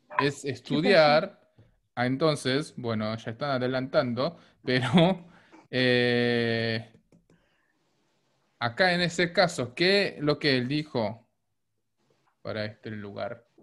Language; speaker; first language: Spanish; non-native, fluent; Korean